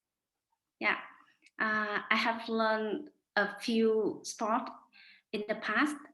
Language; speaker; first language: English; non-native, learner; Vietnamese